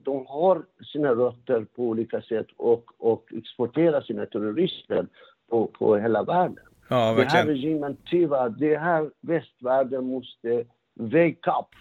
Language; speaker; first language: Swedish; non-native, fluent; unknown